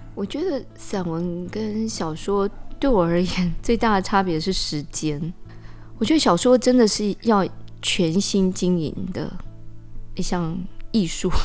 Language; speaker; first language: Chinese; native; Chinese